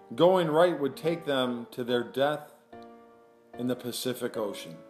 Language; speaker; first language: English; native; English